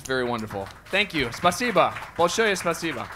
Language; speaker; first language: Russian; non-native, learner; English